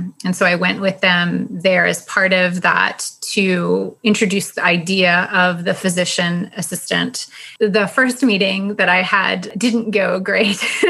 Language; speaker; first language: English; native; English